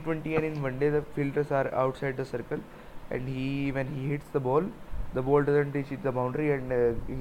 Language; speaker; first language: English; non-native, local second language; Hindi